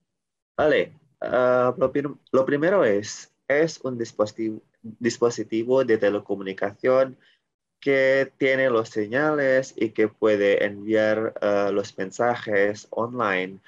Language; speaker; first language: Spanish; non-native, learner; Indonesian